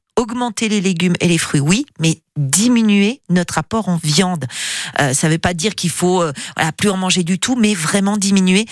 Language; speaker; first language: French; native; French